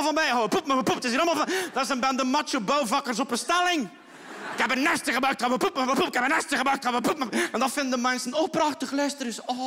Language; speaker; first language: Dutch; native; Dutch